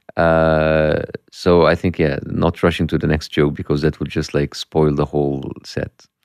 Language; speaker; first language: English; non-native, fluent; Arabic